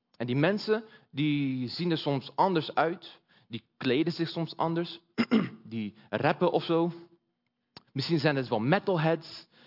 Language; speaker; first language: Dutch; early bilingual, other home language; Portuguese